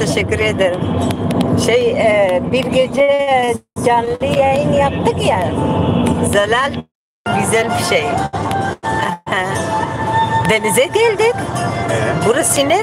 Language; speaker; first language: Turkish; non-native, learner; Kurdish